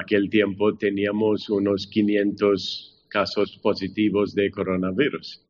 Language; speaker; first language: Spanish; non-native, fluent; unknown